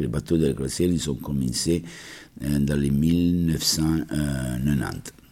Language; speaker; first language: French; non-native, learner; Italian